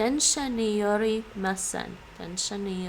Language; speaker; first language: Japanese; non-native, learner; English